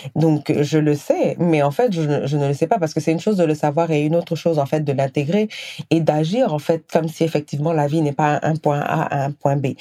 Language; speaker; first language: French; non-native, local second language; Wolof